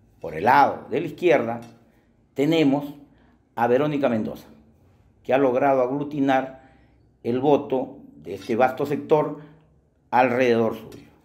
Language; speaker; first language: Spanish; native; Spanish